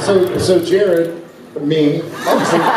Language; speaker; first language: English; native; English